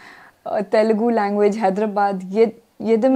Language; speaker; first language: Telugu; non-native, learner; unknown